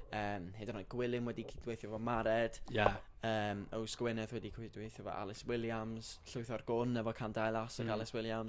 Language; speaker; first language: Welsh; native; Welsh